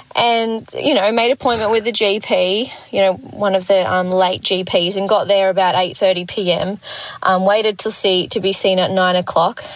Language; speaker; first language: English; native; English